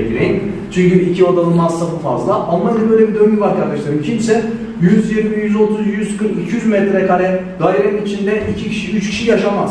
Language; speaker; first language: Turkish; native; Turkish